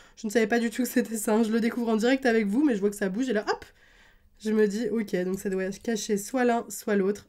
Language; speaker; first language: French; native; French